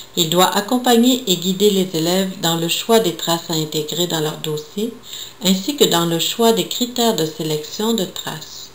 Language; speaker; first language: French; native; French